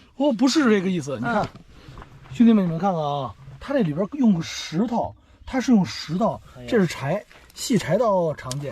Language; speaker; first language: Chinese; native; Chinese